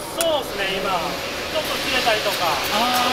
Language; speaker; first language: Japanese; native; Japanese